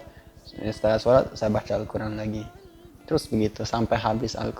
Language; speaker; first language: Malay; non-native, fluent; Swedish